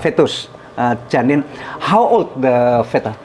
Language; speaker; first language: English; non-native, learner; Indonesian